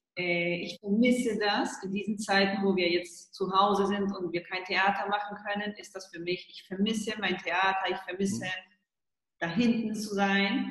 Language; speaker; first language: German; early bilingual, heritage; Spanish